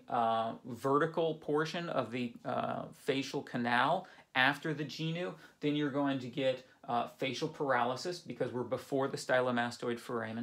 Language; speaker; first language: English; native; English